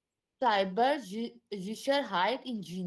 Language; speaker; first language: German; non-native, learner; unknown